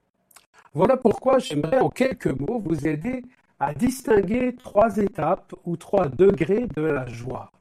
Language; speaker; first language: French; native; French